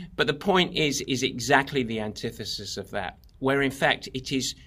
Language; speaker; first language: English; native; English